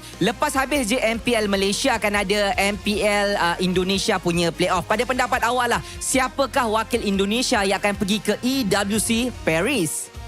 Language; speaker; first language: Malay; native; Malay